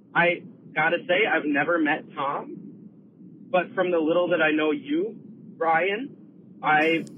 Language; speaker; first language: English; native; English